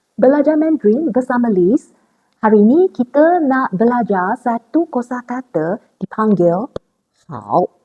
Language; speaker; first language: Malay; non-native, local second language; Chinese